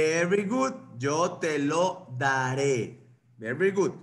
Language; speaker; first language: English; non-native, fluent; Spanish